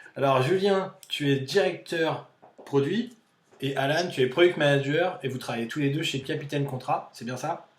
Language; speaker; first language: French; native; French